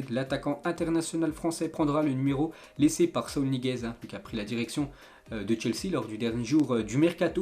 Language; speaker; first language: French; native; French